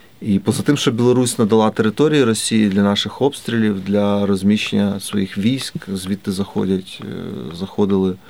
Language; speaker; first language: Ukrainian; native; Ukrainian